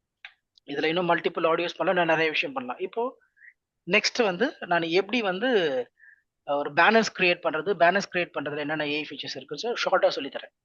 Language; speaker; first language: Tamil; native; Tamil